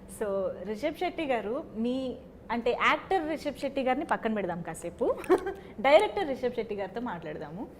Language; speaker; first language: Telugu; native; Telugu